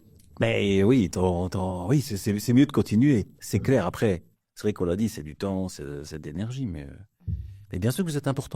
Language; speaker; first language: French; native; French